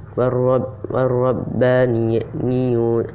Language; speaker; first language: Arabic; non-native, learner; Indonesian